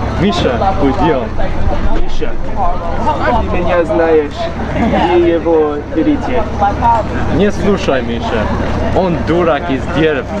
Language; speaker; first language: Russian; non-native, learner; English